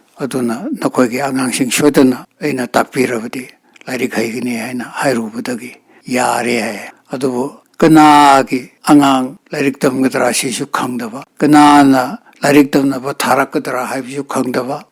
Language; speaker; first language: Manipuri; non-native, local second language; Tangkhul Naga (India)